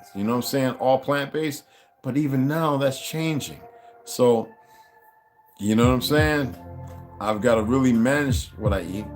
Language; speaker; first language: English; native; English